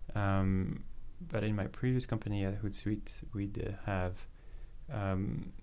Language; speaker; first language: English; non-native, fluent; French